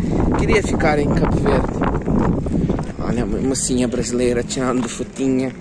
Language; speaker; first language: Portuguese; non-native, fluent; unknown